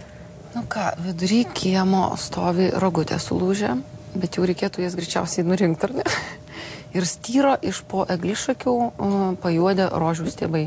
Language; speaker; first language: Lithuanian; native; Lithuanian